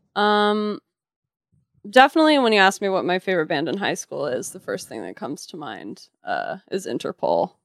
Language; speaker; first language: English; native; English